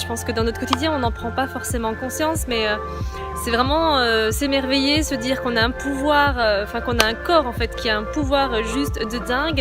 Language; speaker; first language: French; native; French